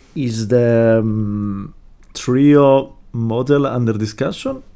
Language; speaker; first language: English; non-native, fluent; Italian